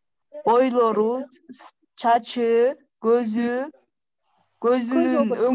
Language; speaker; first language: Turkish; non-native, learner; Kyrgyz